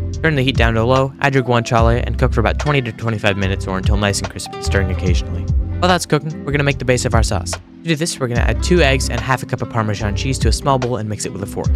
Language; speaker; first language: English; native; English